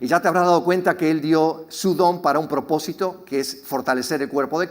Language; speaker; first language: Spanish; native; Spanish